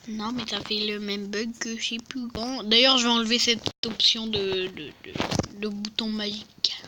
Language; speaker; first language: French; native; French